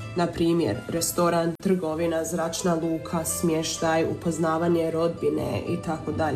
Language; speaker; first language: Croatian; early bilingual, heritage; Croatian